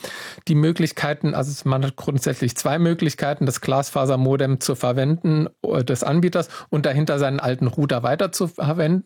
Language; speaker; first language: German; native; German